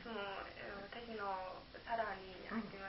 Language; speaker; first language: Japanese; non-native, learner; German